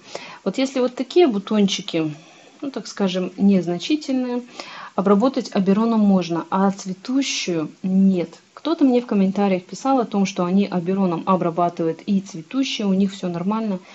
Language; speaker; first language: Russian; native; Russian